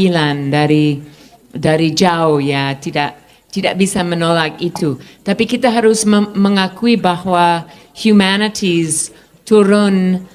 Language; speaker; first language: Indonesian; non-native, fluent; English